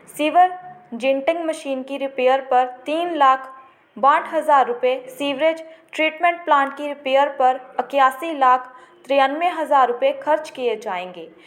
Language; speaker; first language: Hindi; non-native, local second language; Punjabi